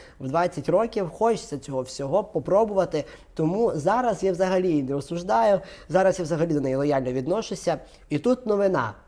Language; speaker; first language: Ukrainian; non-native, local second language; Russian